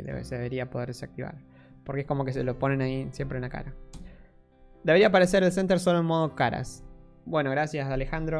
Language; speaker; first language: Spanish; native; Spanish